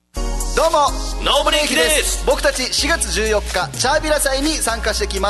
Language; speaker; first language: Japanese; native; Japanese